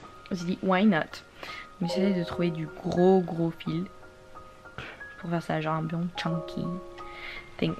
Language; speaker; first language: French; native; French